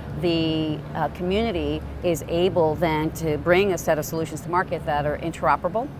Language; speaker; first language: English; native; English